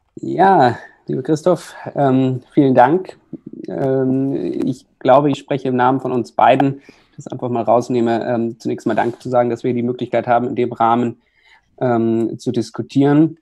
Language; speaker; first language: German; native; German